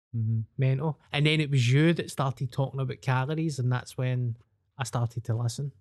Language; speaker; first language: English; native; English